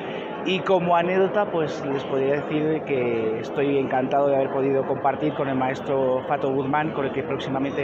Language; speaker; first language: Spanish; native; Spanish